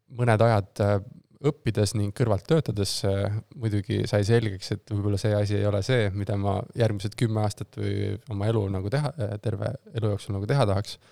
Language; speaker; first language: Estonian; native; Estonian